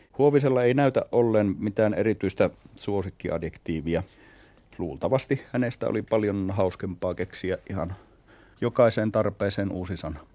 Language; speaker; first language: Finnish; native; Finnish